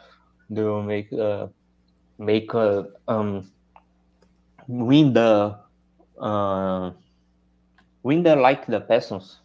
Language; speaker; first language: English; non-native, learner; Portuguese